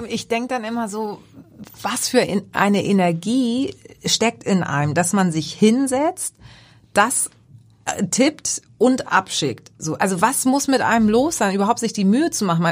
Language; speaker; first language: German; early bilingual, other home language; Greek